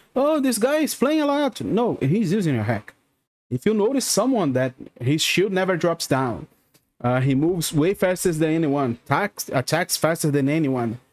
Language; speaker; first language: English; non-native, fluent; Portuguese